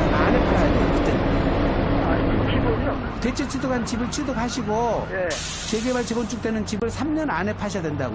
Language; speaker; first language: Korean; native; Korean